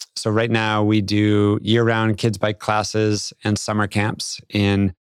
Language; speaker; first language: English; native; English